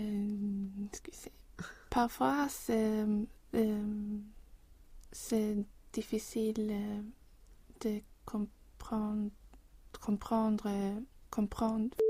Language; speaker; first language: French; non-native, learner; Swedish